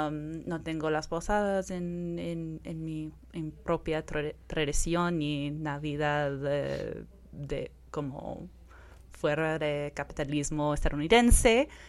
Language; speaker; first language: Spanish; non-native, fluent; English